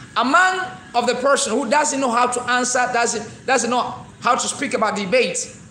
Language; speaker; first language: English; non-native, local second language; Swahili